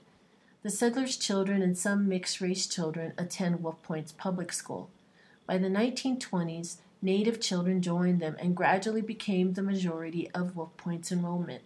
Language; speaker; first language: English; native; English